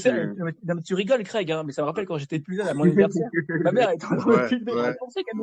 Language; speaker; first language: French; native; French